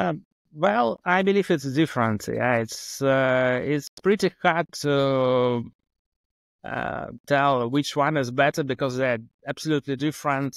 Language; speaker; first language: English; non-native, fluent; Russian